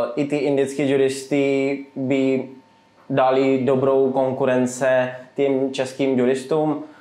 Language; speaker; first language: Czech; non-native, fluent; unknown